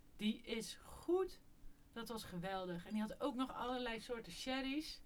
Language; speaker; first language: Dutch; native; Dutch